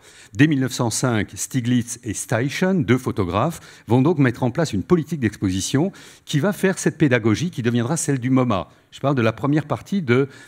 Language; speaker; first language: French; native; French